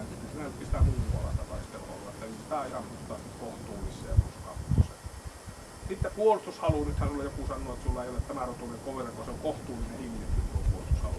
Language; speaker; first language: Finnish; native; Finnish